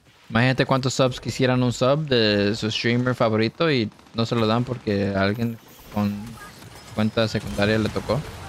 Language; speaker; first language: Spanish; early bilingual, other home language; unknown